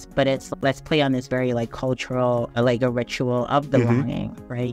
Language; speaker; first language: English; native; English